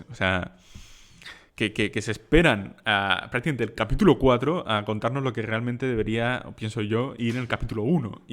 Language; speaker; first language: Spanish; native; Spanish